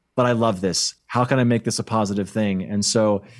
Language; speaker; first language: English; native; English